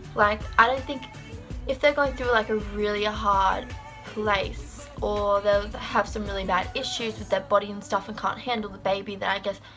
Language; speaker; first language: English; native; English